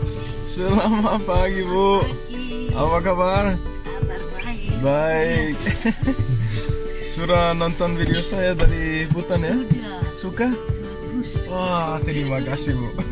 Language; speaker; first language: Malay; non-native, learner; English